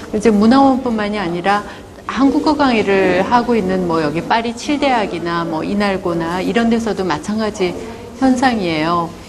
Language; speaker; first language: Korean; native; Korean